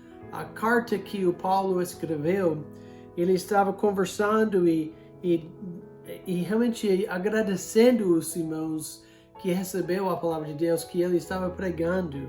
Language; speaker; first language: Portuguese; non-native, fluent; English